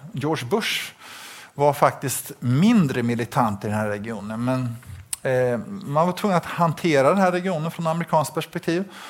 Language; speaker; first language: Swedish; native; Swedish